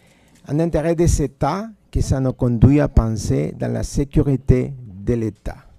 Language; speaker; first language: French; non-native, fluent; Spanish